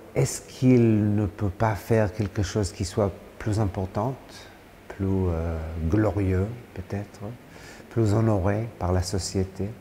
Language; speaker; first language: French; non-native, fluent; Hebrew